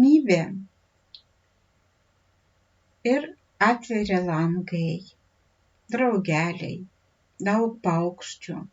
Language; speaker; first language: Lithuanian; non-native, fluent; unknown